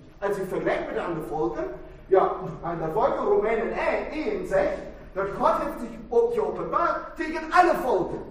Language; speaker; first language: Dutch; non-native, fluent; German